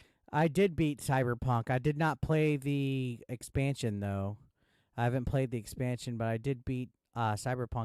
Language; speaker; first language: English; native; English